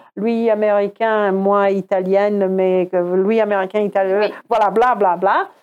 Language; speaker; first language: French; non-native, fluent; Croatian